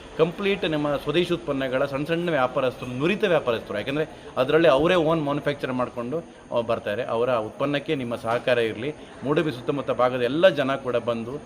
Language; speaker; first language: Kannada; native; Kannada